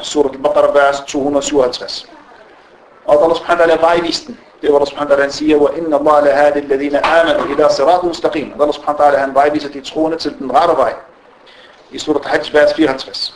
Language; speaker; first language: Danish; non-native, fluent; Arabic